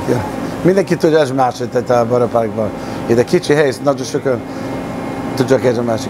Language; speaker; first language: Hungarian; early bilingual, heritage; Hungarian